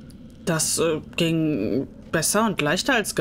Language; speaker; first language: German; native; German